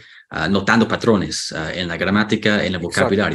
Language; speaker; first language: Spanish; non-native, fluent; English